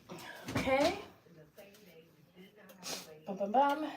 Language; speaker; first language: English; native; English